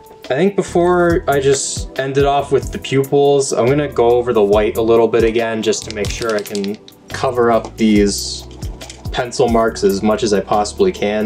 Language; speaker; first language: English; native; English